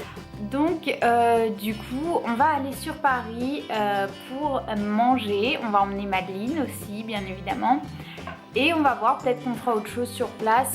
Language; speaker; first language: French; native; French